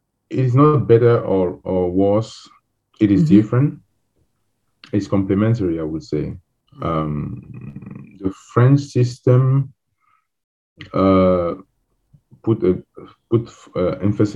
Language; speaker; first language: English; non-native, local second language; French